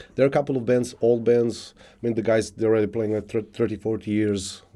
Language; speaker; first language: English; non-native, fluent; Serbian